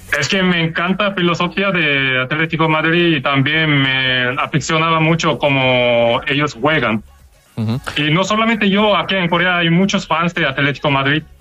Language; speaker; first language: Spanish; non-native, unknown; Korean